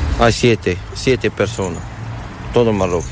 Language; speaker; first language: Spanish; non-native, learner; Arabic